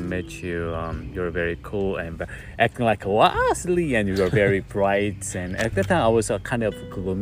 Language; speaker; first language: English; non-native, fluent; Korean